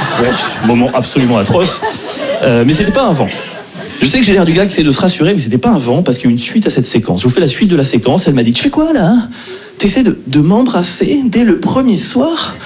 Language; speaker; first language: French; native; French